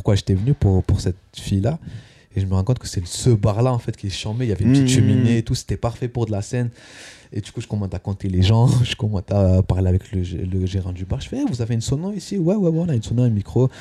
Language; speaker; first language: French; native; French